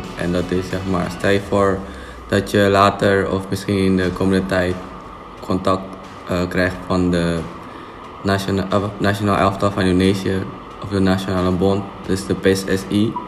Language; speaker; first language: Dutch; non-native, fluent; Indonesian